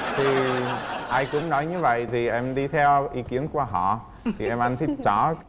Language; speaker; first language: Vietnamese; non-native, fluent; Czech